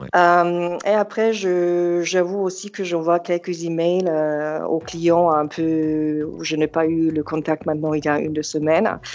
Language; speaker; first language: French; non-native, fluent; German